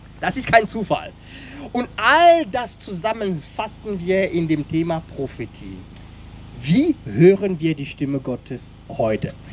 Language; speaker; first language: German; non-native, fluent; French